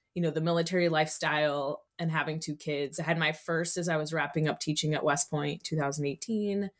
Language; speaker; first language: English; native; English